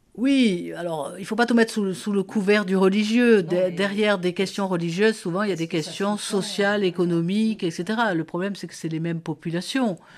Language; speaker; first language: French; native; French